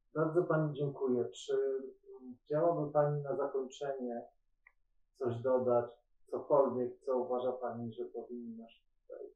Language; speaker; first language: Polish; native; Polish